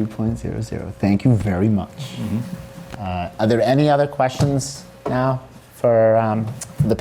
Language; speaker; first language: English; native; English